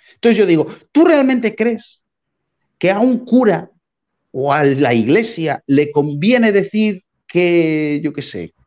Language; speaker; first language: Spanish; native; Spanish